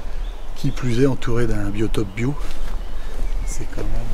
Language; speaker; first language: French; native; French